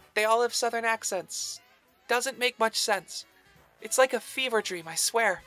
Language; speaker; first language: English; native; English